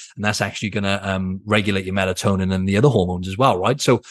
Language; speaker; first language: English; native; English